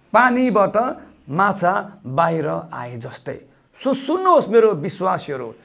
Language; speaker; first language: Nepali; non-native, local second language; Eastern Tamang